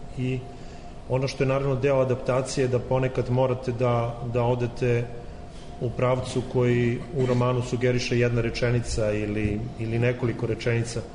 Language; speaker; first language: Serbian; native; Serbian